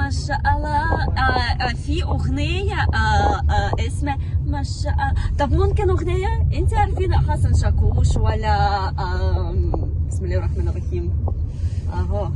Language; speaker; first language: Arabic; non-native, learner; Russian